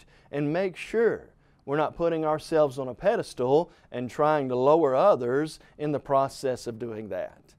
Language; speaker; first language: English; native; English